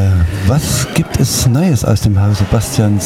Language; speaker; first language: German; native; German